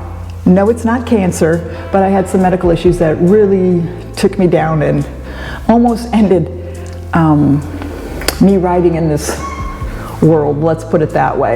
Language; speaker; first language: English; native; English